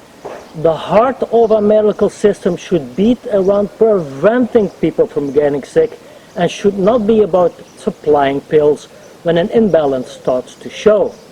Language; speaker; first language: English; non-native, fluent; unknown